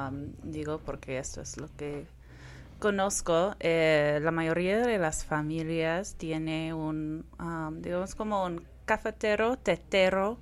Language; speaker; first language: Spanish; non-native, fluent; English